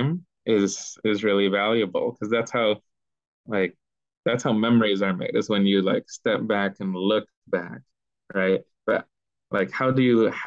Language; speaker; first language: English; early bilingual, other home language; Spanish